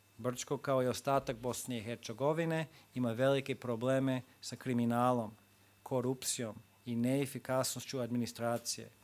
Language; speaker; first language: Croatian; non-native, fluent; English